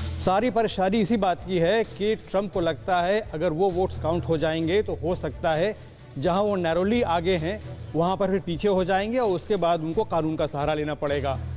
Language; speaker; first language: Hindi; native; Hindi